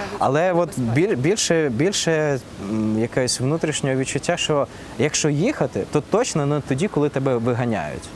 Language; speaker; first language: Ukrainian; non-native, local second language; Russian